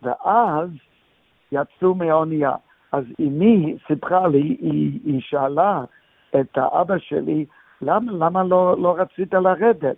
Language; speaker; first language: Hebrew; non-native, fluent; English